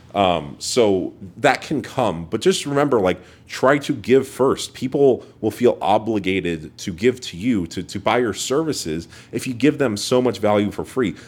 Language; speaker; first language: English; native; English